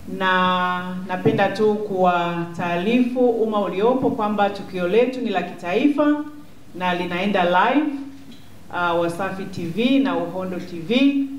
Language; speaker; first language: Swahili; native; Swahili